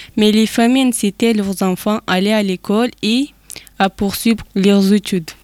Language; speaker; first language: French; non-native, learner; Persian